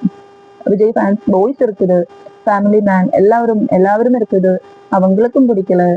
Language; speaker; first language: Tamil; non-native, learner; Malayalam